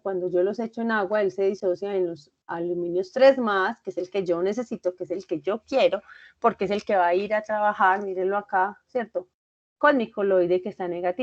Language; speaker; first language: Spanish; native; Spanish